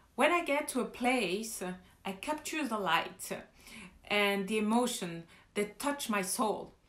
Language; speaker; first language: English; non-native, fluent; French